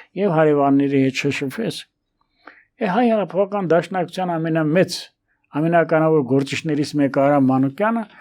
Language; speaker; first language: Armenian; native; Armenian